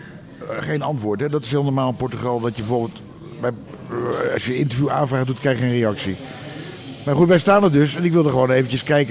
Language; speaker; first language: Dutch; native; Dutch